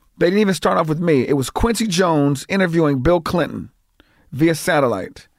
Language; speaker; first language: English; native; English